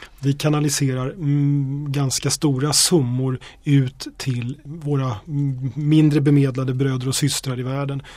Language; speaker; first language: Swedish; native; Swedish